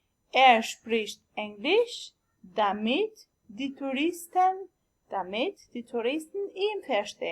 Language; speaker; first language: German; non-native, learner; Albanian